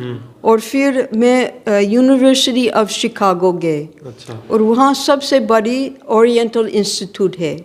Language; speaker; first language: Hindi; non-native, fluent; English